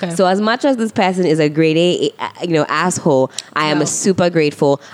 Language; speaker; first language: English; native; English